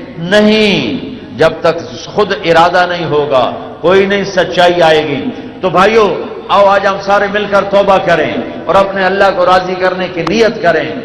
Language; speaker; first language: Urdu; non-native, local second language; Punjabi